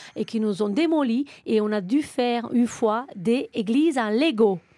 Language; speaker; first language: French; non-native, fluent; Romanian